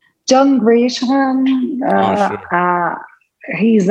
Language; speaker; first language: English; non-native, fluent; Portuguese